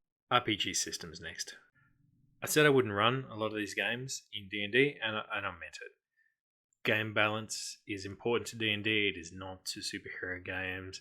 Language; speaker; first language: English; native; English